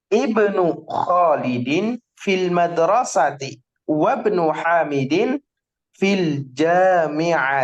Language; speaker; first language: Arabic; non-native, fluent; Indonesian